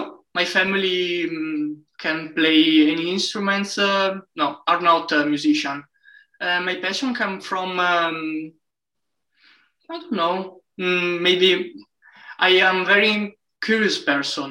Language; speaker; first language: English; non-native, learner; Italian